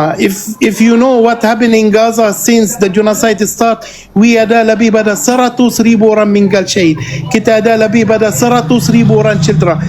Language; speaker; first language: Malay; non-native, fluent; Arabic